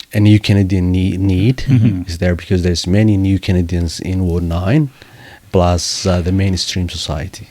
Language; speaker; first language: English; non-native, fluent; Somali